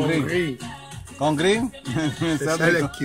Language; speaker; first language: French; non-native, learner; Spanish